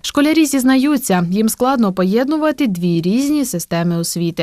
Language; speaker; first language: Ukrainian; native; Ukrainian